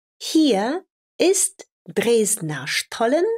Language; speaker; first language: German; non-native, fluent; Russian